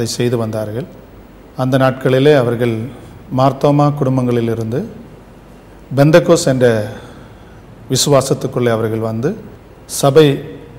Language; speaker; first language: Tamil; native; Tamil